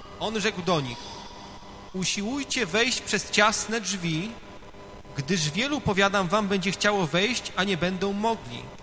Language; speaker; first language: Polish; native; Polish